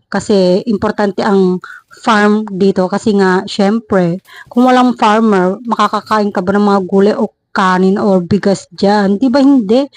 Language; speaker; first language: Filipino; non-native, local second language; Iloko